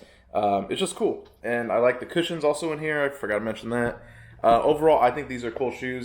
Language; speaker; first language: English; native; English